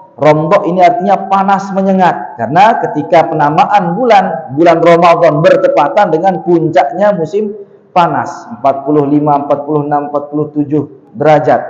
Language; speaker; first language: Malay; non-native, local second language; Sasak